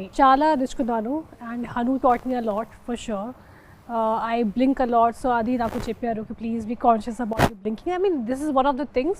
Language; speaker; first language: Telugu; non-native, fluent; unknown